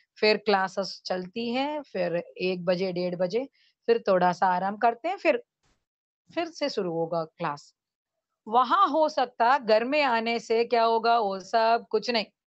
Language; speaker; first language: Hindi; non-native, local second language; Tamil